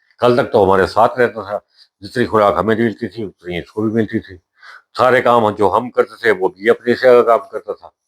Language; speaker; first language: Urdu; non-native, local second language; Saraiki